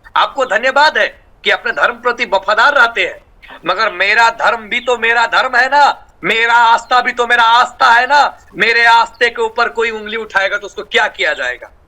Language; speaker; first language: Hindi; non-native, fluent; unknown